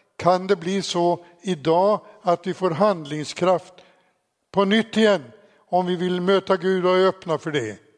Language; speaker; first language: Swedish; native; Swedish